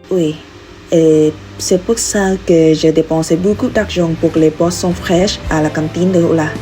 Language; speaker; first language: French; non-native, learner; Vietnamese